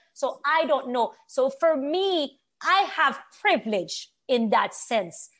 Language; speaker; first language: English; non-native, fluent; Haitian Creole